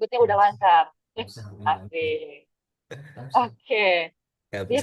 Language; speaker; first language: Indonesian; native; Indonesian